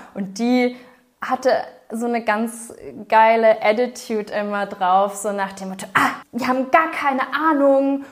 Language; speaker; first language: German; early bilingual, other home language; Bulgarian